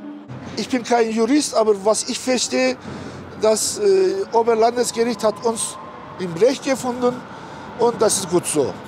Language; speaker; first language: German; non-native, fluent; Turkish